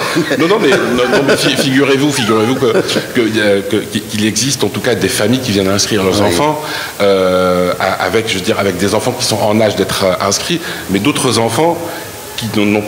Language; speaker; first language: French; non-native, local second language; Arabic